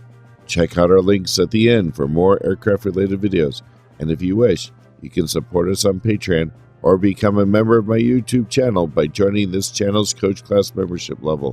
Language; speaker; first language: English; native; English